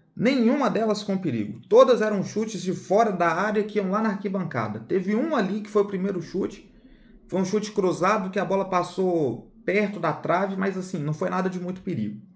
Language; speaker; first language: Portuguese; native; Portuguese